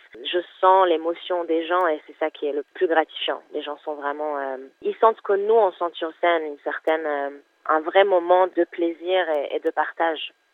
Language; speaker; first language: French; non-native, fluent; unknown